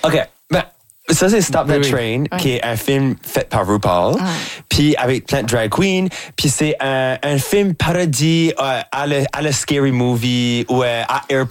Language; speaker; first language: French; native; French